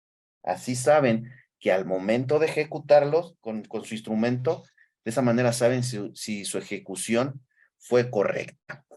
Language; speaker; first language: Spanish; native; Spanish